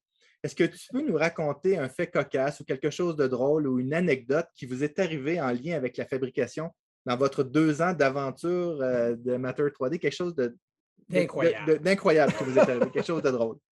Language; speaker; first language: French; native; French